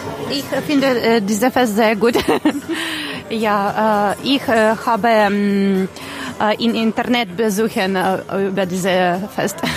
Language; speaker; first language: German; non-native, learner; Ukrainian